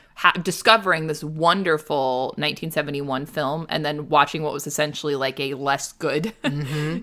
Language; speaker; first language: English; native; English